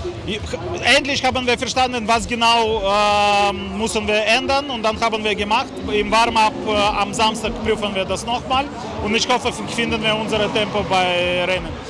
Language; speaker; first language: German; non-native, learner; Russian